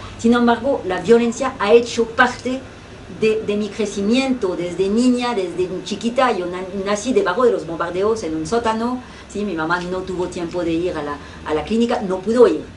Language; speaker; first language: Spanish; non-native, fluent; French